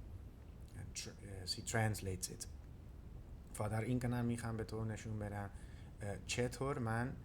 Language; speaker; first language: Persian; non-native, learner; Dutch